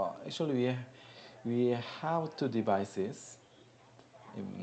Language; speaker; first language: English; non-native, learner; Korean